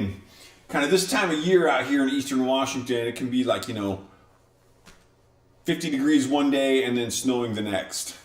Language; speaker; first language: English; native; English